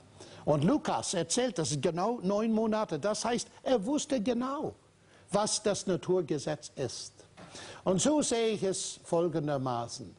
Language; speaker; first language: German; non-native, fluent; English